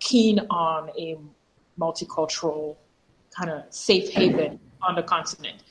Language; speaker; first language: English; non-native, fluent; French